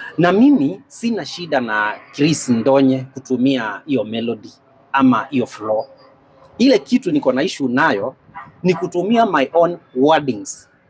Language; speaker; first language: Swahili; non-native, local second language; Kamba